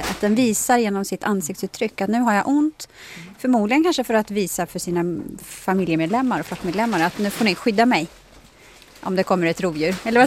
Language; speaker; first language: Swedish; native; Swedish